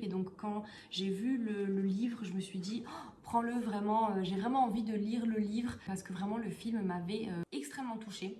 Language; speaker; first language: French; native; French